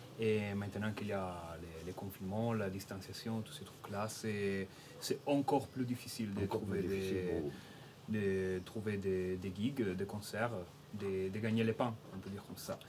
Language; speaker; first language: French; non-native, fluent; Italian